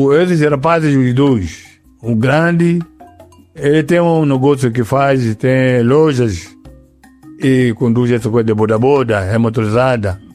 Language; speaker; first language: Portuguese; non-native, local second language; Yao